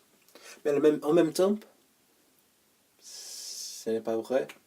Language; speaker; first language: French; non-native, learner; English